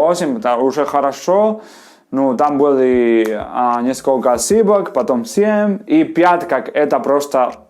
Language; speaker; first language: Russian; non-native, fluent; Spanish